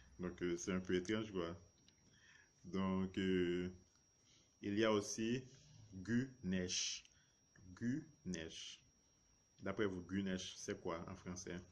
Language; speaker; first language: French; non-native, local second language; Haitian Creole